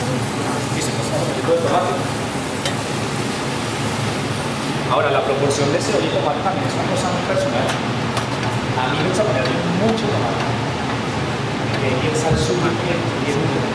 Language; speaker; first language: Spanish; native; Spanish